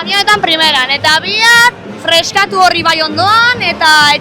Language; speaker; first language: Basque; native; Basque